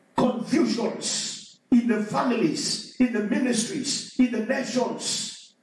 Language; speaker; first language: English; non-native, local second language; Swahili